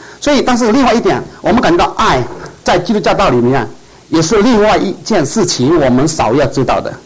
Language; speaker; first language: Chinese; non-native, local second language; Cantonese